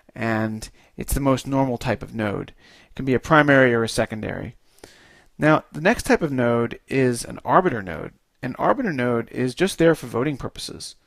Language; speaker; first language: English; native; English